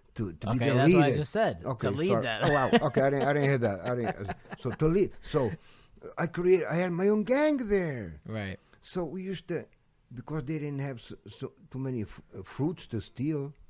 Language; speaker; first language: English; non-native, fluent; Portuguese